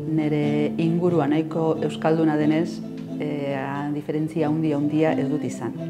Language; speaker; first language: Basque; non-native, local second language; Spanish